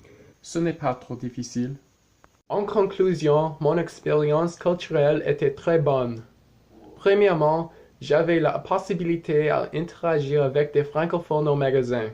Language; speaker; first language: French; non-native, learner; English